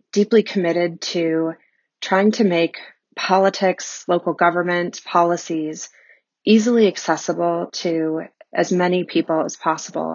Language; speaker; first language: English; native; English